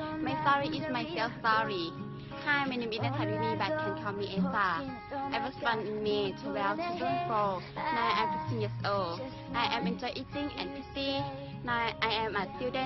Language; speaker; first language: English; non-native, learner; Thai